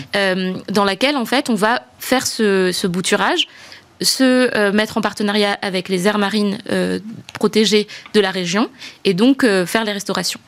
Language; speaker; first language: French; non-native, local second language; Malagasy